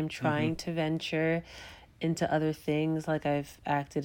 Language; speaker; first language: English; native; English